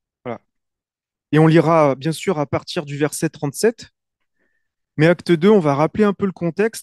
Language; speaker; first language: French; native; French